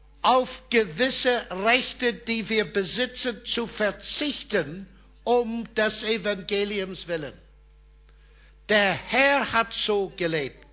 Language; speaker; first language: German; non-native, fluent; English